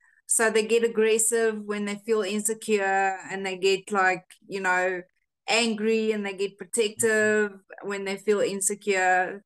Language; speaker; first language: English; non-native, local second language; Afrikaans